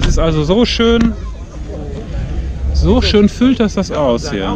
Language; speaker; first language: German; native; German